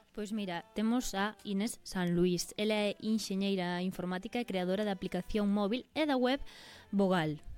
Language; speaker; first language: Galician; native; Galician